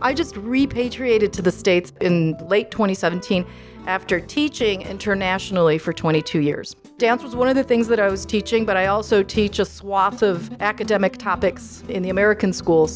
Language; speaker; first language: English; early bilingual, other home language; Macedonian